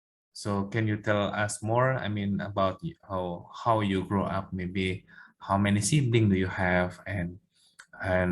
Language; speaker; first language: English; non-native, learner; Indonesian